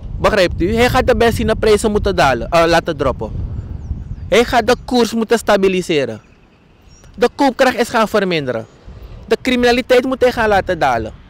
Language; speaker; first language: Dutch; native; Dutch